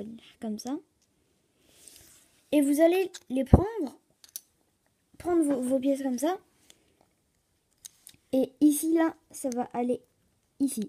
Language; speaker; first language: French; native; French